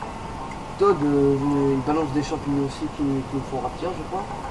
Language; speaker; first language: French; native; French